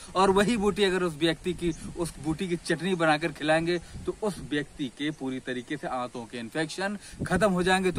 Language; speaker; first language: Hindi; native; Hindi